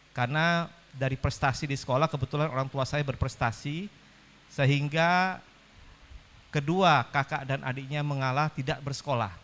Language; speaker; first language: Indonesian; native; Indonesian